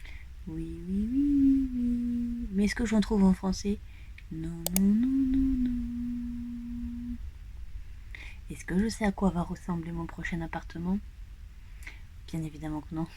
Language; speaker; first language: French; native; French